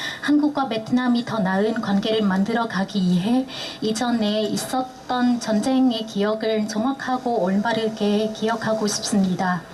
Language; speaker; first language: Korean; non-native, fluent; Vietnamese